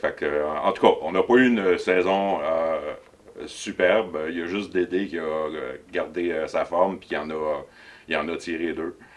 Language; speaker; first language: French; native; French